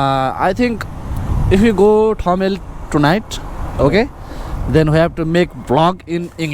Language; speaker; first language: English; non-native, learner; Nepali